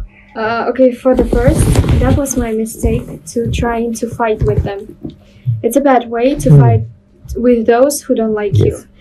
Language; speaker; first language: English; non-native, learner; Russian